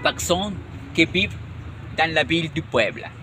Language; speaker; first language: French; non-native, learner; Spanish